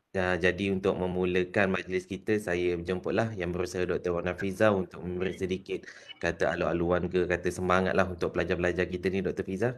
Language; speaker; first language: Malay; native; Malay